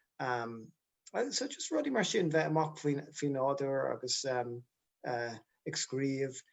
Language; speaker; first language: Irish; non-native, local second language; English